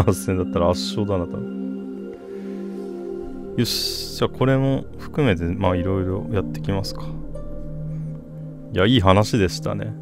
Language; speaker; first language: Japanese; native; Japanese